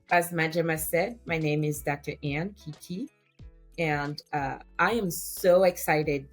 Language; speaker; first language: English; non-native, fluent; French